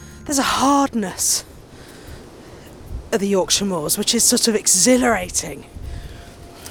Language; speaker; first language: English; native; English